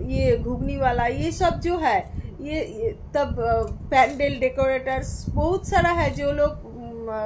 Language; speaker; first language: Hindi; non-native, local second language; Bangla